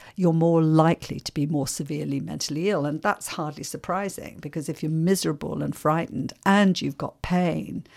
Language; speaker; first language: English; native; English